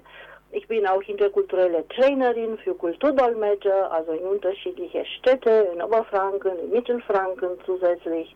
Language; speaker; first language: German; non-native, fluent; Romanian